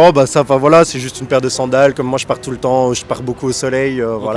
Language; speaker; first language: French; native; French